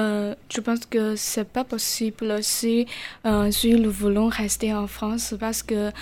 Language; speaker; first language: French; non-native, learner; Chinese